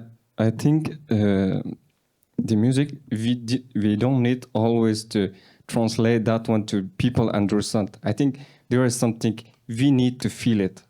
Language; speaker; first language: English; non-native, learner; Persian